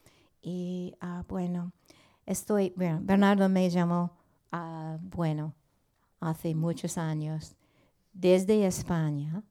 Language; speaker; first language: Spanish; non-native, learner; English